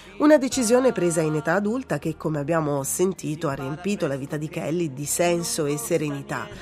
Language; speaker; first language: Italian; native; Italian